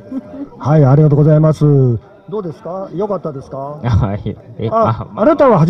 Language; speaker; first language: Japanese; native; Japanese